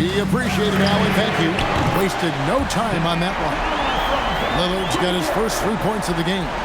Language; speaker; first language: English; native; English